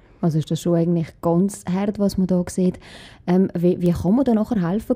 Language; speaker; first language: German; native; German